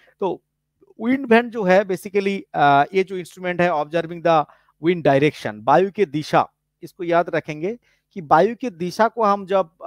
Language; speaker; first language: Hindi; non-native, local second language; Bangla